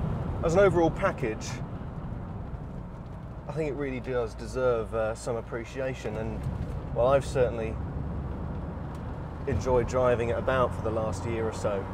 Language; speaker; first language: English; native; English